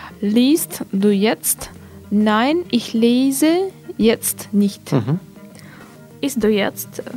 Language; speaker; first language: German; non-native, learner; Russian